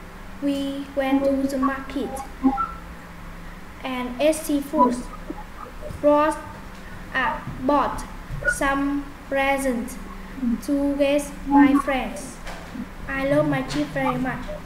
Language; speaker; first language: English; non-native, learner; Vietnamese